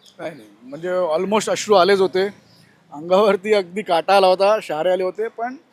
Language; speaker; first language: Marathi; non-native, local second language; Gujarati